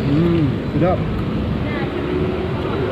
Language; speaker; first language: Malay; non-native, learner; English